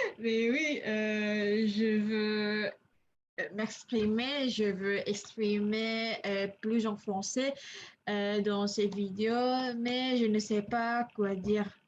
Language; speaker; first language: French; non-native, learner; English